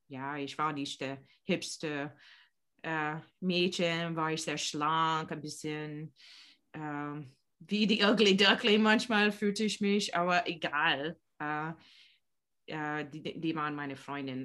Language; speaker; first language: German; non-native, learner; English